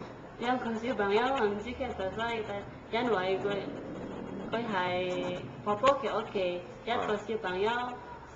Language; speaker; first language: Cantonese; non-native, learner; Indonesian